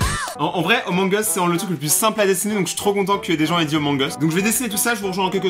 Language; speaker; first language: French; native; French